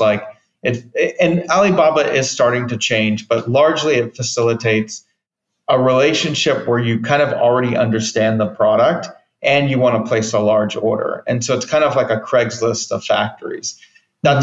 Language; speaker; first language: English; native; English